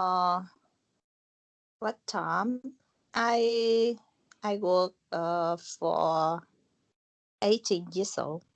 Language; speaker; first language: English; non-native, learner; Vietnamese